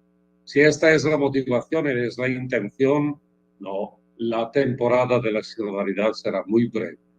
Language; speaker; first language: Spanish; non-native, fluent; Italian